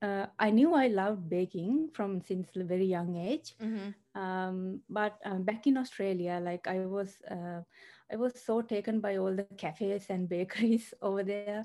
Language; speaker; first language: English; non-native, local second language; Sinhala